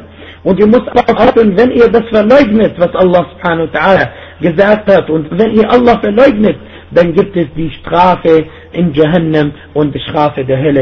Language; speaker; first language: German; non-native, fluent; Arabic